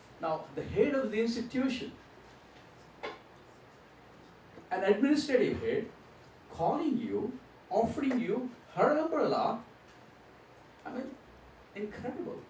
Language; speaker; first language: English; non-native, local second language; Gujarati